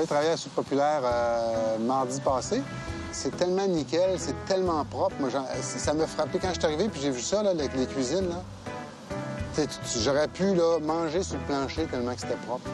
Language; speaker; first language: French; native; French